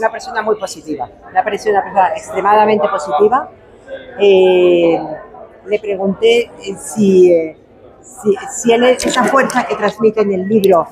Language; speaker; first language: Spanish; native; Spanish